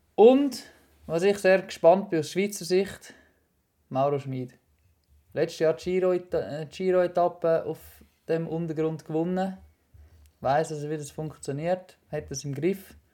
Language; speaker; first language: German; native; German